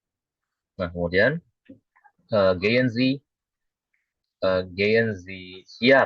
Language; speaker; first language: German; non-native, fluent; Indonesian